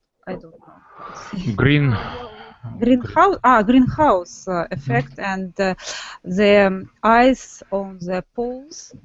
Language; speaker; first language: English; non-native, learner; Russian